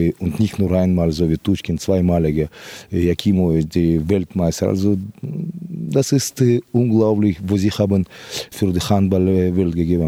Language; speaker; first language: German; non-native, fluent; Russian